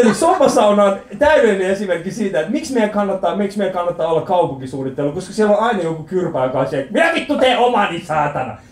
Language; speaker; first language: Finnish; early bilingual, other home language; Persian